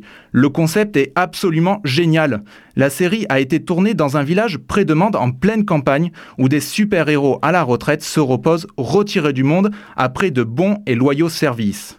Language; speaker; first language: French; native; French